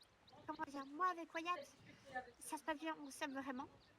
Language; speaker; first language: French; native; French